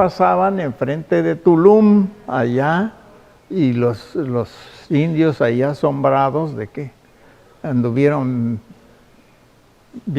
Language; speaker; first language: Spanish; native; Spanish